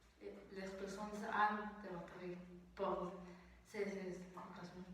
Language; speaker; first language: French; non-native, learner; Spanish